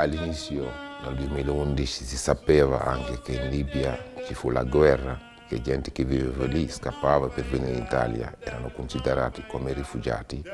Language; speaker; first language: Italian; non-native, fluent; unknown